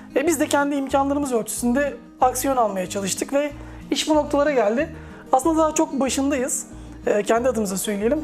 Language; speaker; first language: Turkish; native; Turkish